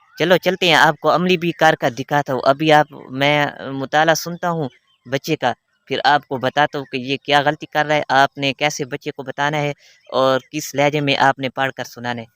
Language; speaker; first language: Urdu; non-native, local second language; Baluchi